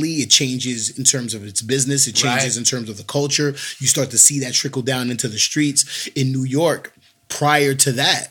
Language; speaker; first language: English; native; English